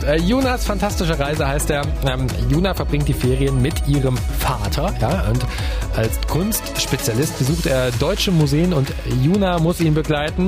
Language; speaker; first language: German; native; German